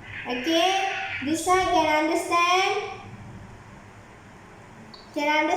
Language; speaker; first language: English; non-native, learner; Malay